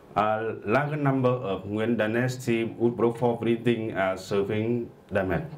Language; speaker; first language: English; non-native, learner; Vietnamese